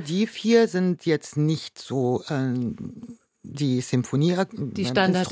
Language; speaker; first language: German; non-native, fluent; Arabic